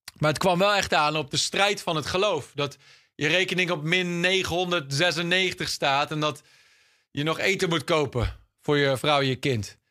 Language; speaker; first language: Dutch; non-native, fluent; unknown